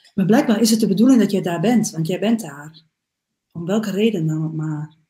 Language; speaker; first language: Dutch; native; Dutch